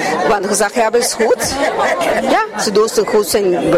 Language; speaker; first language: Dutch; non-native, local second language; Papiamento